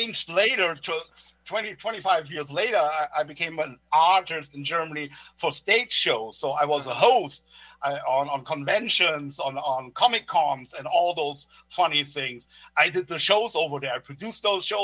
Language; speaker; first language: English; non-native, fluent; German